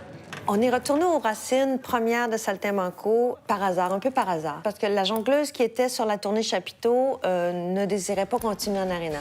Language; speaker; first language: French; native; French